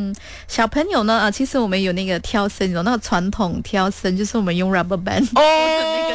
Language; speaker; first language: Chinese; native; Chinese